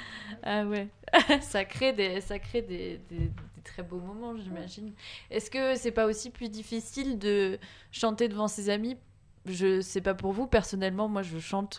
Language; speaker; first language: French; native; French